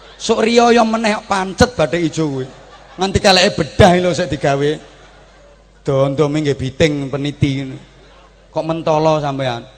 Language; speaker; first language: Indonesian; non-native, local second language; Javanese